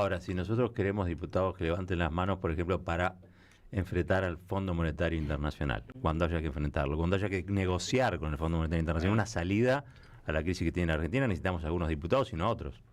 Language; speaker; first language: Spanish; native; Spanish